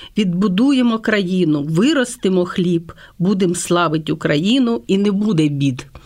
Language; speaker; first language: Ukrainian; non-native, local second language; Russian